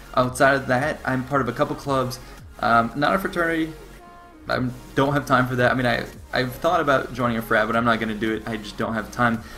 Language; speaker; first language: English; native; English